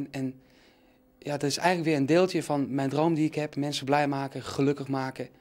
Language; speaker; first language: Dutch; native; Dutch